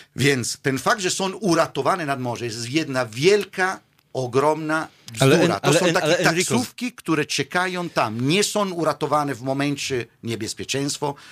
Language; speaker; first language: Polish; non-native, fluent; Italian